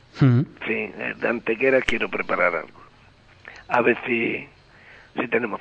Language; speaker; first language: Spanish; native; Spanish